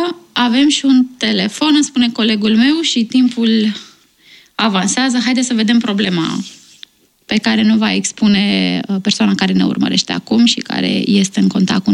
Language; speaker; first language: Romanian; native; Romanian